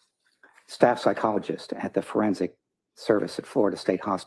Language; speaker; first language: English; native; English